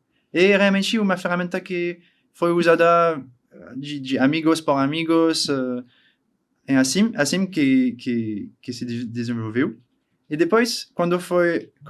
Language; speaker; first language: Portuguese; non-native, learner; French